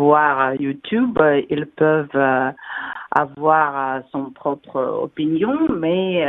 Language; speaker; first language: French; non-native, fluent; Russian